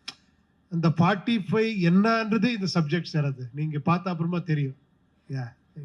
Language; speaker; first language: Tamil; non-native, fluent; Kannada